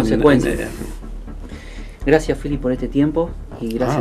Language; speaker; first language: Spanish; native; Spanish